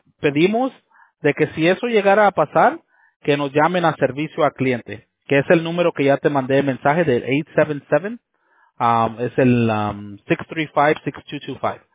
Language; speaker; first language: Spanish; early bilingual, heritage; Spanish